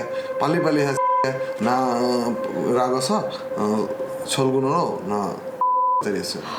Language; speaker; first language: Korean; non-native, learner; Bangla